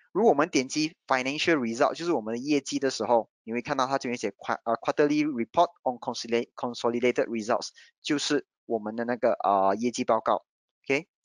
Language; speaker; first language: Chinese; native; Chinese